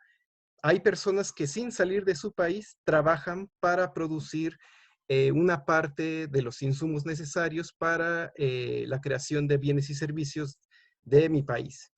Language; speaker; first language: Spanish; native; Spanish